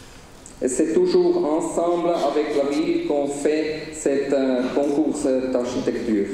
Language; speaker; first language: French; non-native, learner; German